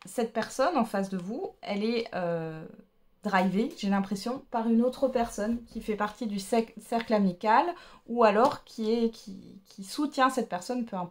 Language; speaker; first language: French; native; French